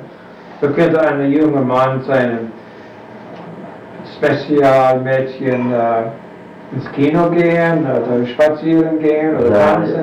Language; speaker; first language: German; non-native, fluent; English